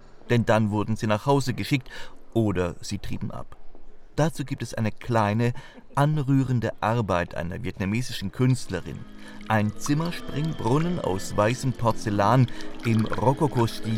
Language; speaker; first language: German; native; German